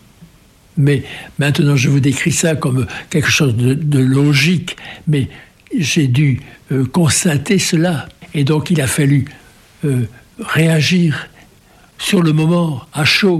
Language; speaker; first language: French; native; French